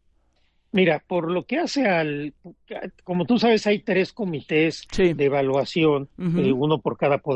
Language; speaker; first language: Spanish; native; Spanish